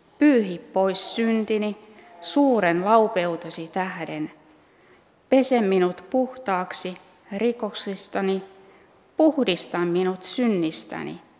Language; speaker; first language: Finnish; native; Finnish